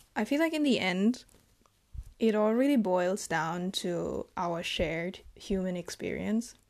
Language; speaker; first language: English; non-native, fluent; Vietnamese